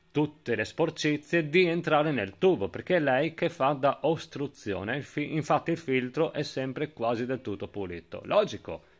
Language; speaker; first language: Italian; native; Italian